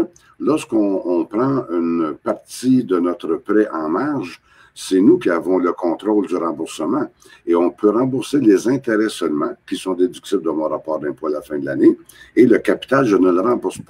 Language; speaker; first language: French; native; French